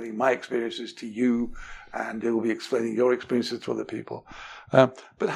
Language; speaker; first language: English; native; English